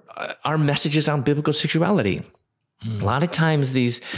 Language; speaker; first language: English; native; English